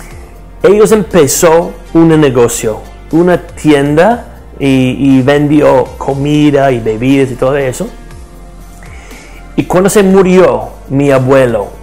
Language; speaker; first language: Spanish; non-native, learner; English